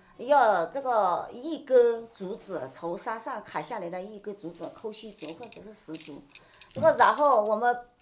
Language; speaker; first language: Chinese; non-native, local second language; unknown